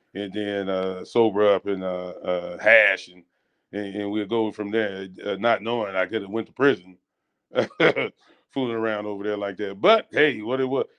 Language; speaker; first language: English; native; English